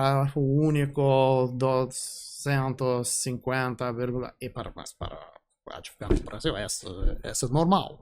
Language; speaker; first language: Portuguese; non-native, fluent; English